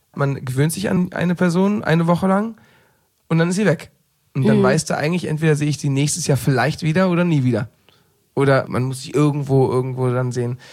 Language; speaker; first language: German; early bilingual, heritage; German